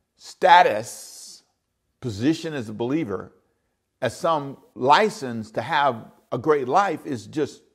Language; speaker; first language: English; native; English